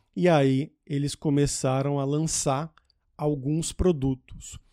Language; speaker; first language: Portuguese; native; Portuguese